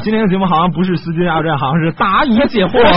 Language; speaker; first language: Chinese; native; Chinese